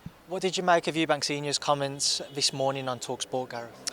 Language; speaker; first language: English; native; English